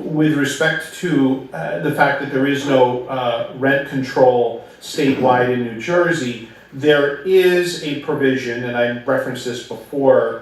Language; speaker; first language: English; native; English